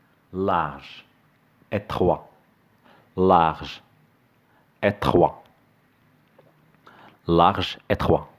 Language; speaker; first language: French; non-native, fluent; Arabic